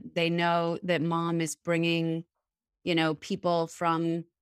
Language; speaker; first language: English; native; English